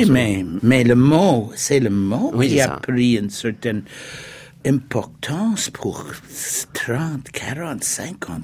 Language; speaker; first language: French; non-native, fluent; English